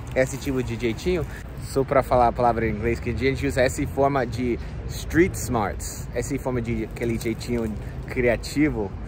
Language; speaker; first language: Portuguese; non-native, fluent; English